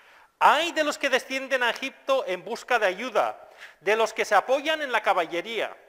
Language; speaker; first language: Spanish; non-native, fluent; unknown